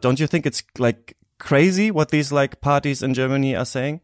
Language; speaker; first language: English; non-native, fluent; German